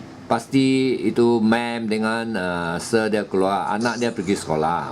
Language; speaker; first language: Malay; non-native, local second language; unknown